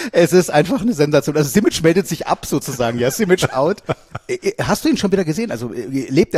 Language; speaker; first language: German; native; German